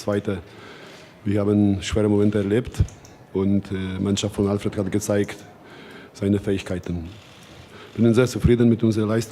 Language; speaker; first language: German; non-native, fluent; Polish